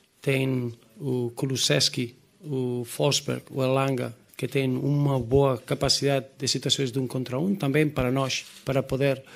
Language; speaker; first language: Portuguese; non-native, fluent; Spanish